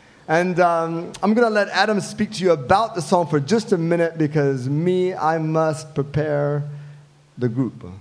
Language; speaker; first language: English; native; English